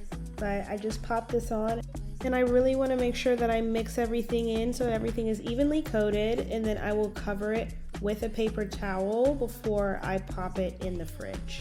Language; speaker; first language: English; native; English